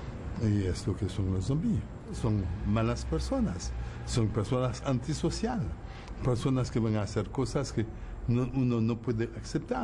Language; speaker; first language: Spanish; non-native, fluent; Haitian Creole